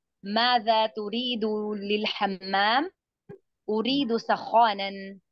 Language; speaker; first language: Arabic; non-native, learner; Urdu